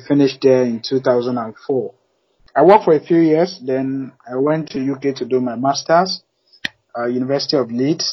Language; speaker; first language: English; non-native, local second language; Yoruba